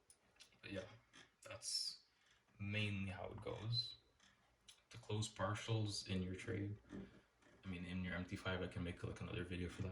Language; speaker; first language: English; native; English